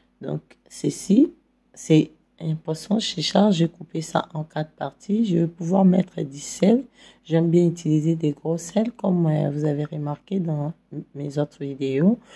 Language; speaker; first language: French; non-native, local second language; Lingala